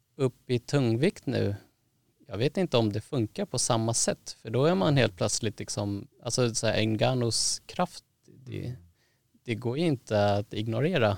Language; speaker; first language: Swedish; native; Swedish